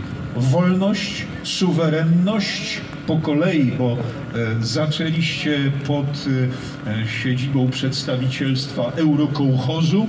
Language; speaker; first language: Polish; native; Polish